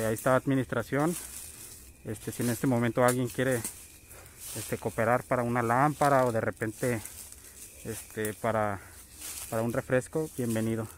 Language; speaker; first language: Spanish; native; Spanish